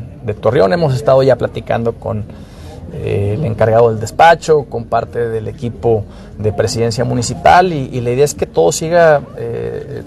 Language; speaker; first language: Spanish; native; Spanish